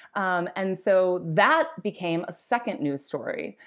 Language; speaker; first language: English; native; English